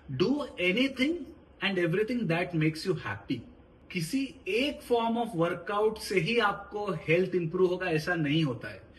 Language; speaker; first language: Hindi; non-native, local second language; Marathi